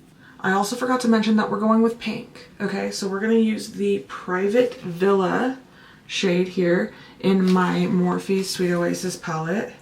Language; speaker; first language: English; native; English